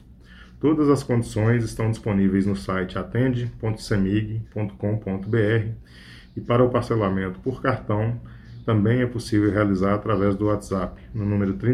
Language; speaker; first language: Portuguese; native; Portuguese